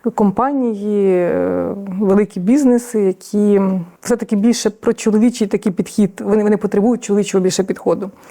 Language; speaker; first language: Ukrainian; native; Ukrainian